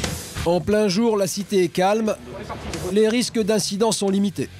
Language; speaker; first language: French; native; French